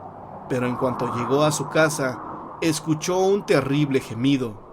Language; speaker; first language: Spanish; native; Spanish